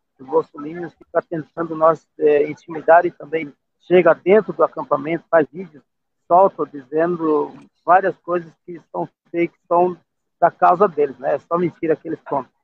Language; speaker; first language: Portuguese; non-native, local second language; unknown